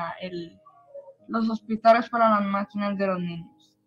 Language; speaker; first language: Spanish; early bilingual, heritage; Spanish